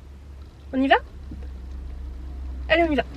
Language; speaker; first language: French; native; French